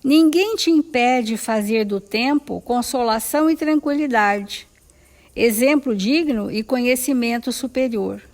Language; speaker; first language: Portuguese; native; Portuguese